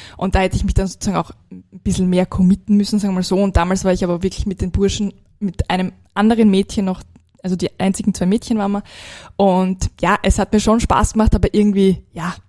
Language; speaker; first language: German; native; German